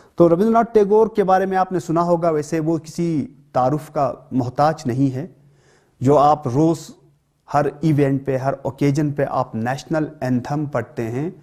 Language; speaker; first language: Hindi; non-native, local second language; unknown